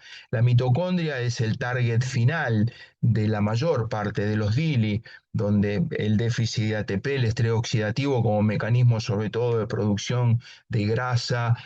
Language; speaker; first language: Spanish; native; Spanish